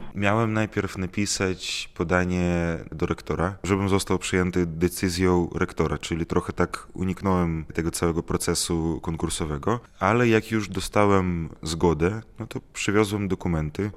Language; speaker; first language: Polish; non-native, fluent; Ukrainian